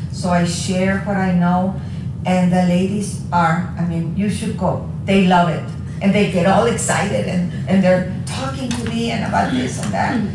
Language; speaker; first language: English; early bilingual, other home language; Spanish